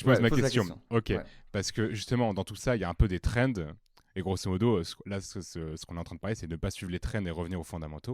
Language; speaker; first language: French; native; French